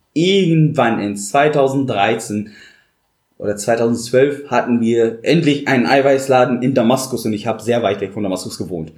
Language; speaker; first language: German; non-native, fluent; Arabic